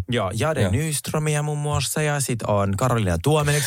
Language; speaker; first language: Finnish; non-native, fluent; Russian